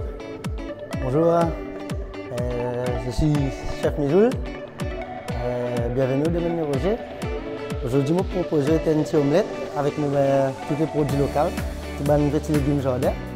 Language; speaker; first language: French; non-native, local second language; Morisyen